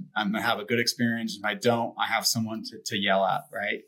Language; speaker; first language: English; native; English